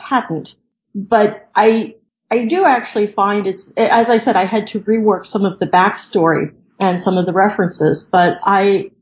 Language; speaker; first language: English; native; English